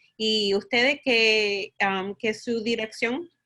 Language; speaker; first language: Spanish; early bilingual, heritage; Spanish